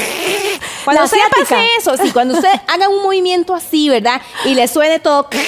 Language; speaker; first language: Spanish; native; Spanish